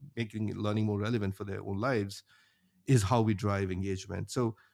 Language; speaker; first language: English; non-native, local second language; Bangla